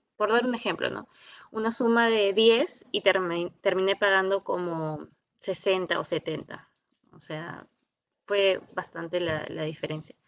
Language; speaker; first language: Spanish; native; Spanish